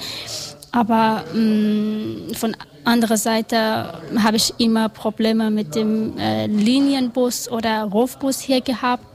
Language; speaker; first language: German; non-native, learner; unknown